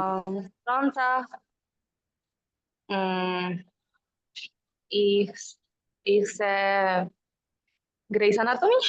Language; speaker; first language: German; non-native, learner; Spanish